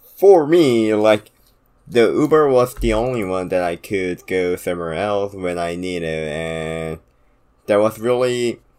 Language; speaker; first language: English; non-native, fluent; Korean